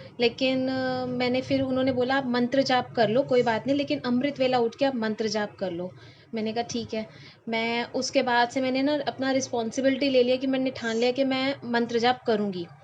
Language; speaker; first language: Hindi; native; Hindi